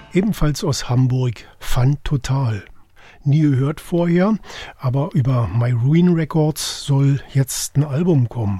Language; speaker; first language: German; native; German